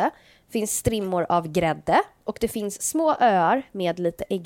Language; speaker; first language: Swedish; native; Swedish